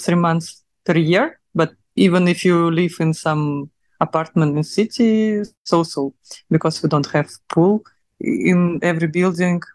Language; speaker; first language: English; non-native, learner; Russian